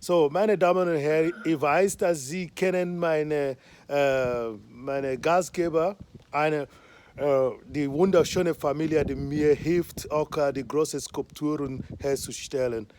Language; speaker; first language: German; non-native, fluent; Igbo